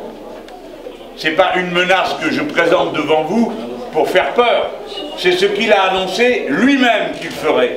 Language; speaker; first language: French; native; French